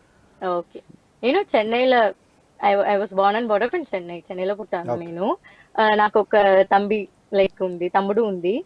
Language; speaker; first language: Telugu; non-native, learner; Tamil